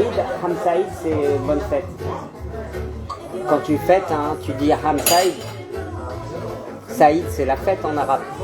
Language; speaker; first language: French; native; French